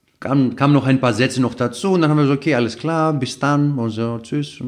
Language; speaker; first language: German; non-native, fluent; Greek